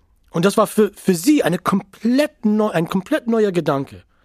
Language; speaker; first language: German; non-native, fluent; English